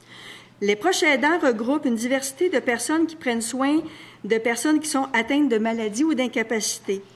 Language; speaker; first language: French; native; French